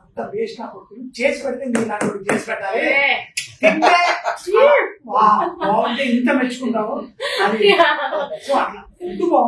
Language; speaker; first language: Telugu; native; Telugu